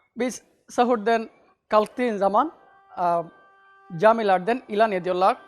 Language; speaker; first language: Turkish; non-native, learner; Bangla